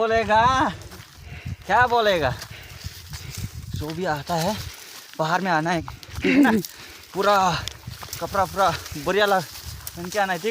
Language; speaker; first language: Hindi; non-native, local second language; Bodo